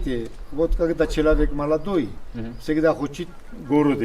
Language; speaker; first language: Russian; non-native, local second language; Svan